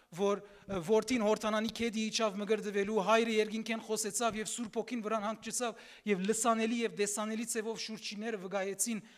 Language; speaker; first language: Armenian; early bilingual, heritage; Armenian